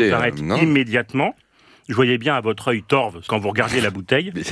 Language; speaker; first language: French; native; French